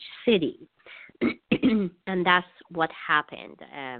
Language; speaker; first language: English; non-native, fluent; Persian